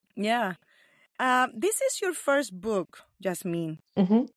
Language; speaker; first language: English; non-native, fluent; Spanish